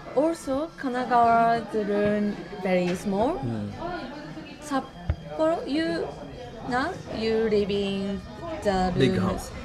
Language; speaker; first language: English; non-native, learner; Japanese